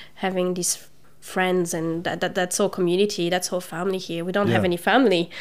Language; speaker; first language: English; non-native, fluent; French